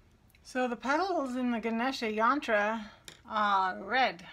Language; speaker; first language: English; native; English